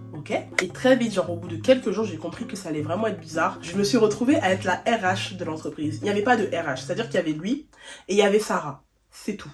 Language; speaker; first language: French; native; French